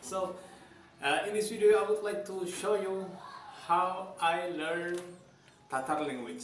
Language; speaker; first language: English; non-native, learner; Javanese